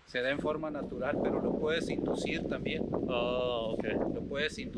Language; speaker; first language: Spanish; native; Spanish